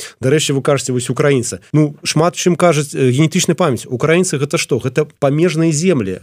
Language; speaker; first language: Belarusian; non-native, local second language; Russian